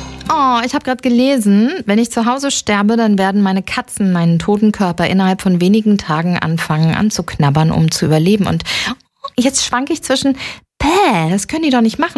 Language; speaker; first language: German; native; German